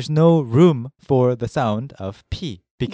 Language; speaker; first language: English; non-native, fluent; Korean